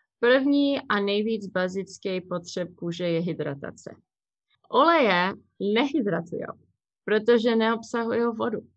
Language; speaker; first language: Czech; early bilingual, heritage; Czech